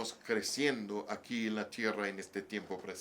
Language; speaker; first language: Spanish; non-native, learner; English